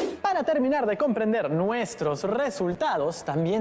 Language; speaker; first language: Spanish; native; Spanish